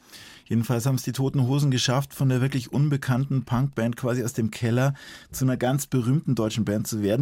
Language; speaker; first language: German; native; German